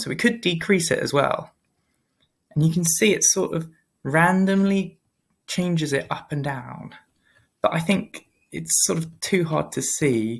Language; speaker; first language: English; native; English